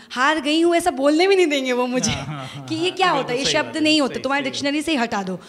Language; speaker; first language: Hindi; native; Hindi